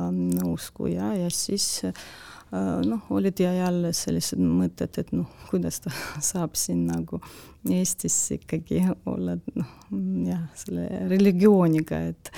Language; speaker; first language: Estonian; non-native, local second language; Russian